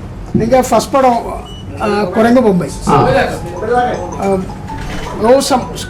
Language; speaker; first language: Tamil; non-native, learner; Malayalam